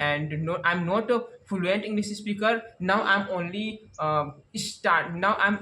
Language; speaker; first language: English; non-native, learner; Hindi